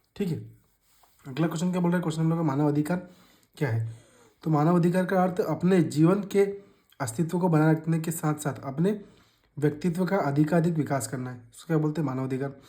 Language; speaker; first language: Hindi; native; Hindi